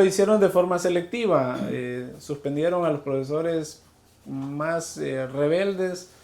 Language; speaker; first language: Spanish; native; Spanish